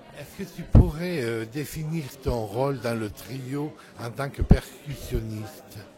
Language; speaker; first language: French; native; French